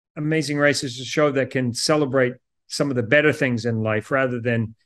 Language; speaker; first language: English; native; English